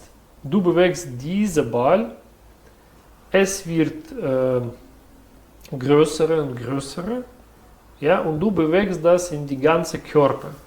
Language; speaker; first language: German; non-native, learner; Russian